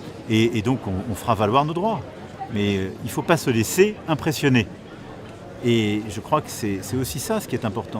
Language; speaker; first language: French; native; French